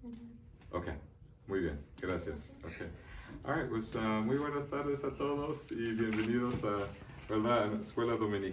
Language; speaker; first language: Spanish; early bilingual, heritage; Spanish